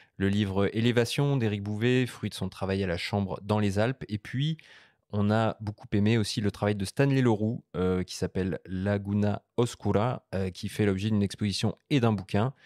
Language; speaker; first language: French; native; French